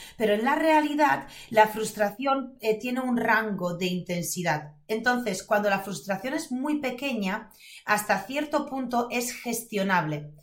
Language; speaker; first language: Spanish; non-native, fluent; Polish